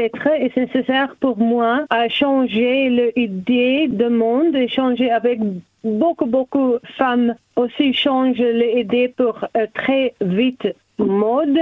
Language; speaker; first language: French; non-native, learner; German